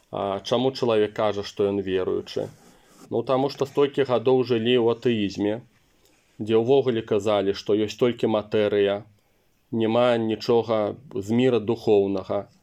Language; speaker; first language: Belarusian; non-native, local second language; Russian